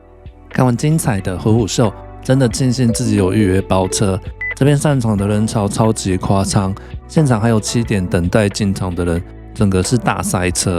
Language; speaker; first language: Chinese; native; Chinese